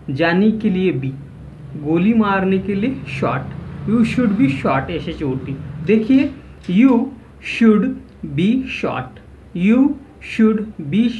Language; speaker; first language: Hindi; non-native, local second language; Marathi